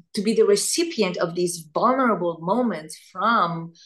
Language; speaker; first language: English; non-native, fluent; Italian